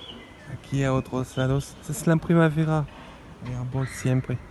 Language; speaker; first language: Spanish; non-native, fluent; French